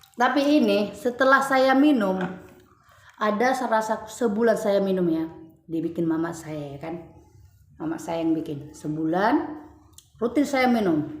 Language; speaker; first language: Indonesian; non-native, local second language; Batak Toba